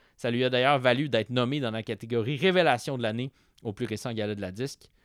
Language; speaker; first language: French; native; French